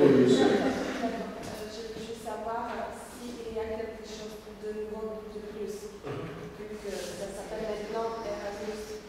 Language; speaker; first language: French; non-native, learner; Slovak